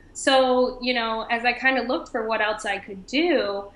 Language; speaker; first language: English; native; English